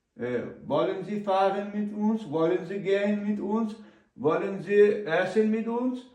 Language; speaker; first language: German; non-native, learner; Ukrainian